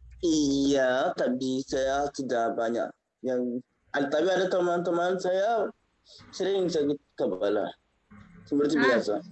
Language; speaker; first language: Indonesian; non-native, fluent; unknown